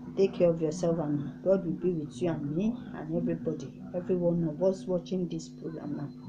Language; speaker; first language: English; non-native, local second language; Yoruba